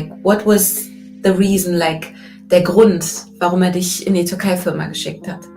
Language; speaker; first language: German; early bilingual, other home language; Turkish